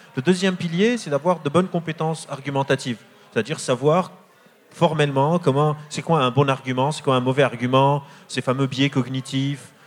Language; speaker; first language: French; non-native, local second language; Arabic